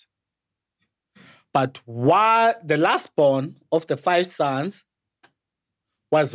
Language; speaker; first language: English; non-native, local second language; Xhosa